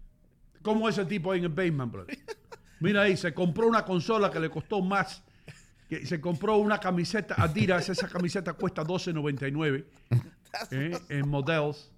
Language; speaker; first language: Spanish; native; Spanish